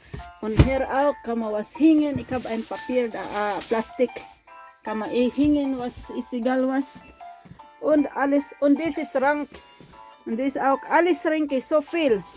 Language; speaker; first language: German; non-native, learner; Filipino